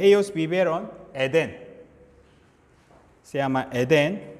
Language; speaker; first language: Spanish; non-native, fluent; Korean